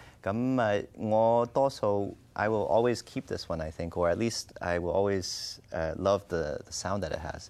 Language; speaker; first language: English; early bilingual, other home language; Cantonese